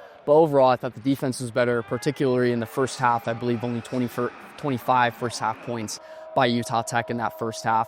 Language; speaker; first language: English; native; English